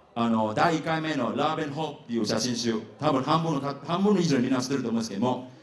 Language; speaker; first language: Japanese; non-native, fluent; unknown